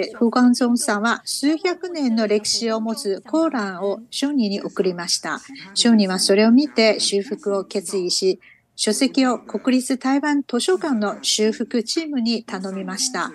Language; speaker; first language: Japanese; non-native, fluent; Chinese